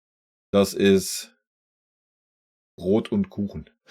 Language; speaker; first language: German; native; German